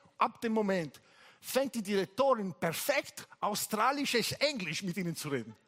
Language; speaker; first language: German; non-native, fluent; Italian